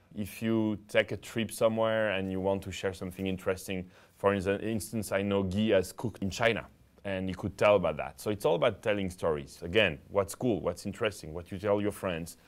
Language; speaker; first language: English; non-native, fluent; French